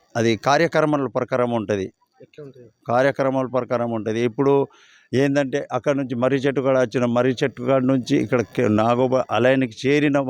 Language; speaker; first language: Telugu; non-native, local second language; Gondi